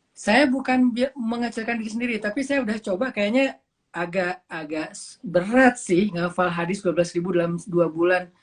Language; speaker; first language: Indonesian; native; Indonesian